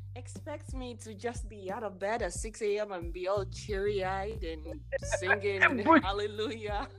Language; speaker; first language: English; non-native, local second language; Igbo